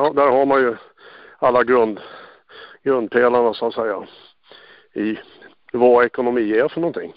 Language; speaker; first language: Swedish; native; Swedish